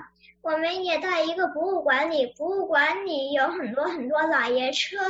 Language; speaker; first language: Chinese; early bilingual, heritage; Chinese